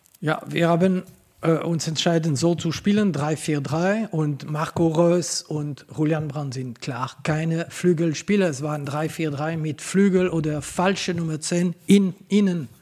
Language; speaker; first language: German; non-native, local second language; French